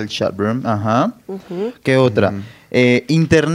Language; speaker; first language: Spanish; native; Spanish